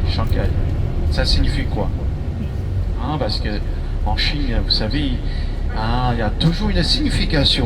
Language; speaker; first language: French; non-native, fluent; Chinese